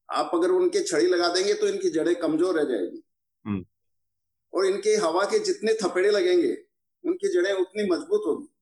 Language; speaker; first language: Hindi; native; Hindi